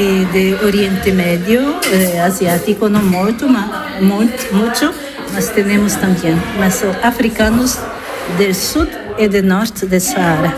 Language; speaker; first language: Spanish; non-native, learner; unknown